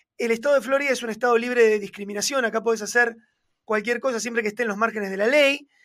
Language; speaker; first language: Spanish; native; Spanish